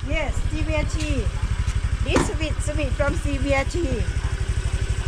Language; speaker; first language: English; non-native, learner; Thai